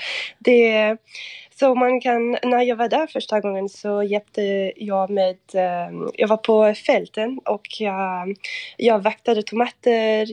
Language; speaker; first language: Swedish; non-native, fluent; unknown